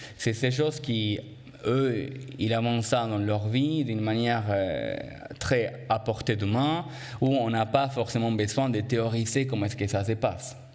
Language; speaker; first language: French; non-native, fluent; Spanish